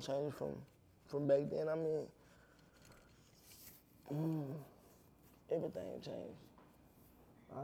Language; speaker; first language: English; native; English